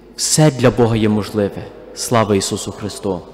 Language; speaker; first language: Ukrainian; native; Ukrainian